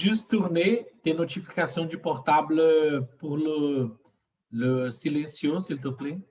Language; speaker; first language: French; non-native, fluent; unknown